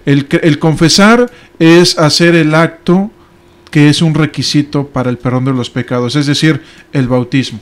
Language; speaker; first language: Spanish; native; Spanish